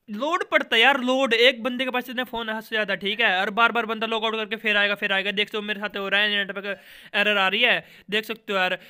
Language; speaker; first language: Hindi; native; Hindi